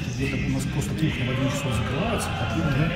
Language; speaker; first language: Russian; native; Russian